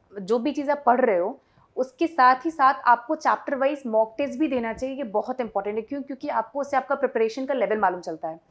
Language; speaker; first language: Hindi; native; Hindi